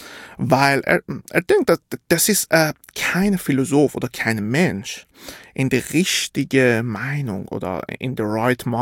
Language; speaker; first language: German; non-native, fluent; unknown